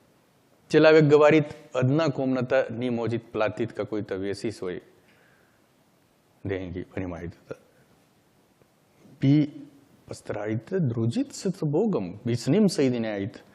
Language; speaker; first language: Russian; non-native, learner; Hindi